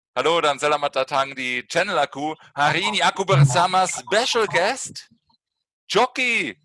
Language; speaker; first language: Indonesian; non-native, fluent; German